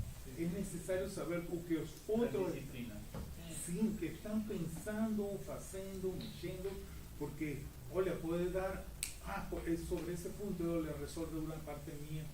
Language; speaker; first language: Portuguese; non-native, fluent; Spanish